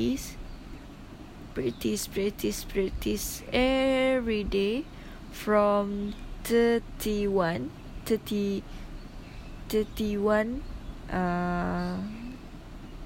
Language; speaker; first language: English; non-native, local second language; Malay